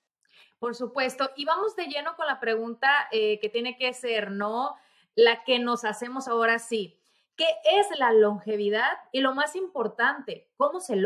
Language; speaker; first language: Spanish; native; Spanish